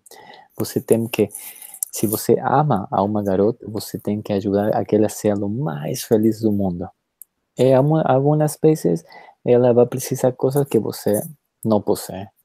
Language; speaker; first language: Portuguese; non-native, fluent; Spanish